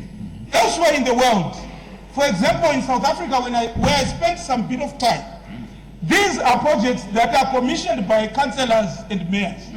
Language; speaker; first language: English; non-native, local second language; Shona